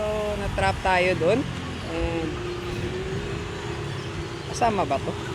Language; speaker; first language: Filipino; native; Filipino